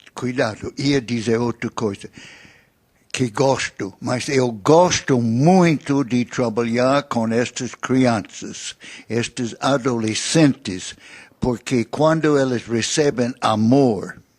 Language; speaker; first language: Portuguese; non-native, fluent; English